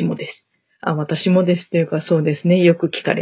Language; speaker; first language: Japanese; non-native, fluent; Chinese